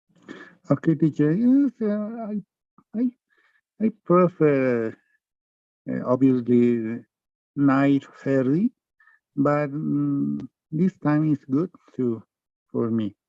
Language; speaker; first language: English; non-native, learner; Spanish